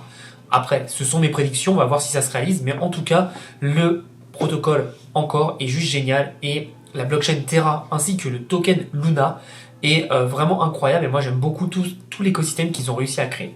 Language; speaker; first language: French; native; French